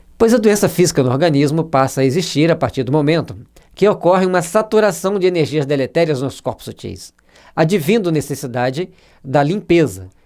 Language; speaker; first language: Portuguese; native; Portuguese